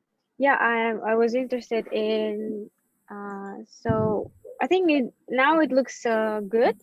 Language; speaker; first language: English; non-native, fluent; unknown